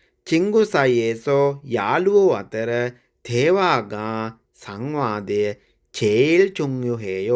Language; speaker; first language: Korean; non-native, fluent; Sinhala